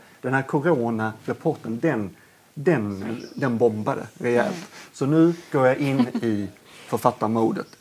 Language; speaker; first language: Swedish; native; Swedish